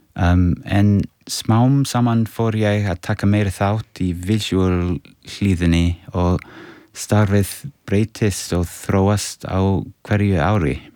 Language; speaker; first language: Icelandic; non-native, fluent; English